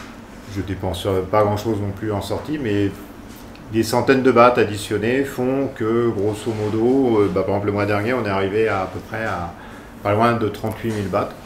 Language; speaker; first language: French; native; French